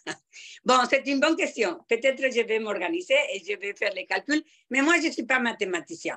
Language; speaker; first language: French; non-native, fluent; Spanish